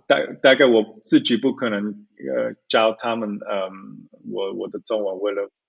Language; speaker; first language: Chinese; early bilingual, heritage; Chinese